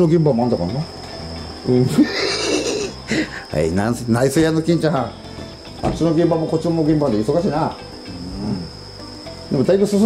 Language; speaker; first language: Japanese; native; Japanese